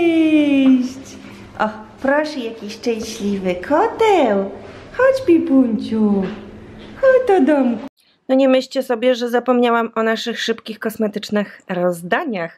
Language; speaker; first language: Polish; native; Polish